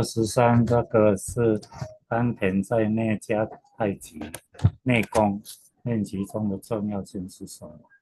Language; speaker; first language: Chinese; native; Chinese